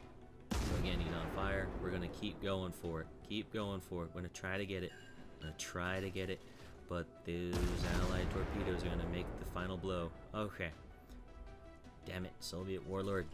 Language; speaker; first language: English; native; English